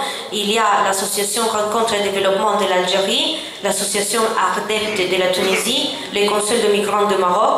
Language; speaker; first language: French; non-native, fluent; Italian